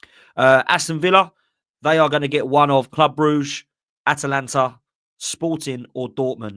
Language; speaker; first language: English; native; English